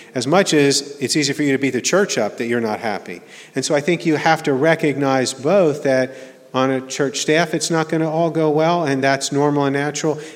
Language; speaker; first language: English; native; English